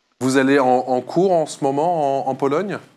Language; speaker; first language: French; native; French